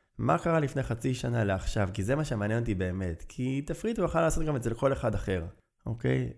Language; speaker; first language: Hebrew; native; Hebrew